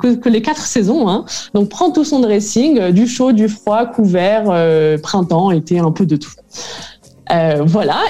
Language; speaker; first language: French; native; French